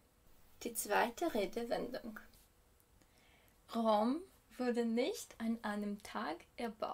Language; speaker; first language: German; non-native, fluent; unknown